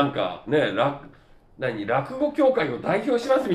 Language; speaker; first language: Japanese; native; Japanese